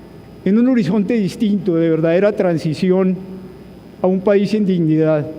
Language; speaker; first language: Spanish; native; Spanish